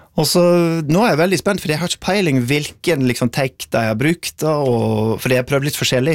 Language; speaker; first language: Norwegian; non-native, fluent; English